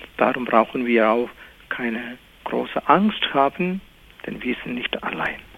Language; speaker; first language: German; non-native, fluent; Malayalam